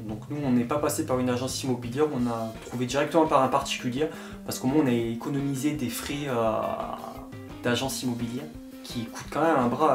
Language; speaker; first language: French; native; French